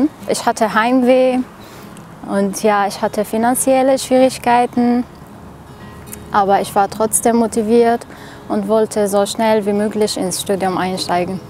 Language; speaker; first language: German; non-native, fluent; Arabic